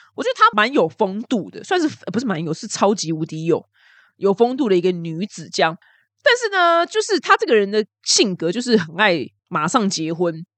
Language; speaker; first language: Chinese; native; Chinese